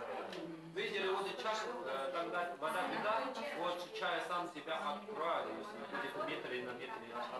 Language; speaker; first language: Russian; non-native, learner; Chinese